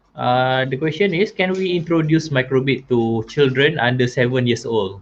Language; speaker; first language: English; non-native, local second language; Malay